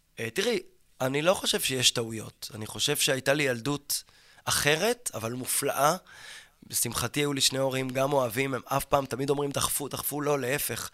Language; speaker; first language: Hebrew; native; Hebrew